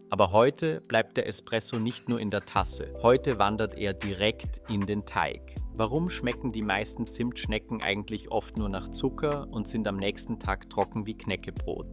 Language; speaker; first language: German; native; German